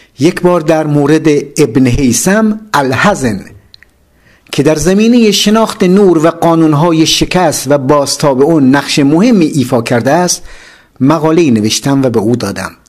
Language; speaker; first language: Persian; native; Persian